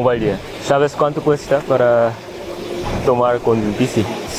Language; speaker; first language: Spanish; non-native, learner; Korean